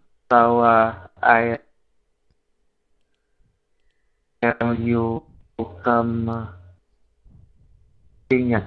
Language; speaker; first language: English; non-native, learner; Vietnamese